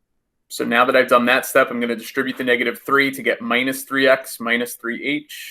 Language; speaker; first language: English; native; English